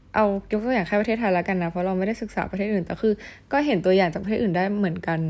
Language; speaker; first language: Thai; native; Thai